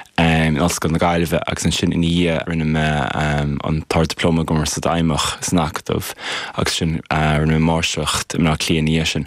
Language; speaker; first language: Irish; non-native, local second language; English